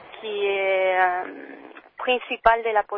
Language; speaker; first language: French; non-native, learner; Spanish